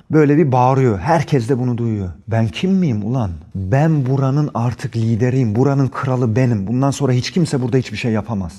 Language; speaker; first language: Turkish; early bilingual, heritage; Turkish